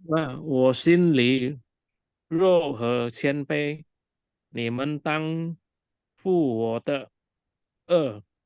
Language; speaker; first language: Chinese; non-native, learner; Indonesian